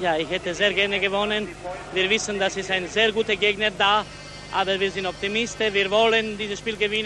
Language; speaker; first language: German; non-native, learner; Croatian